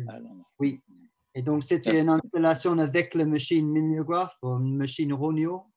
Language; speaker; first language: French; non-native, learner; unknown